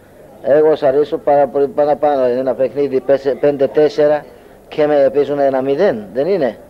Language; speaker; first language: Greek; non-native, learner; Hungarian